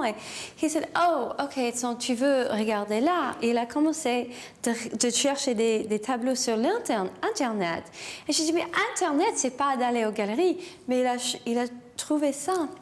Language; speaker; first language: French; non-native, learner; English